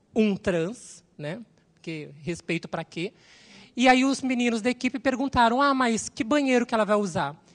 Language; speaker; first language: Portuguese; native; Portuguese